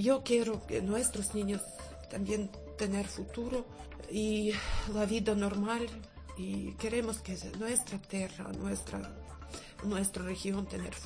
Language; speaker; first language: Spanish; non-native, learner; Russian